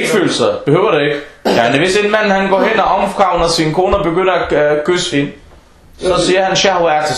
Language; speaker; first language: Danish; early bilingual, other home language; Arabic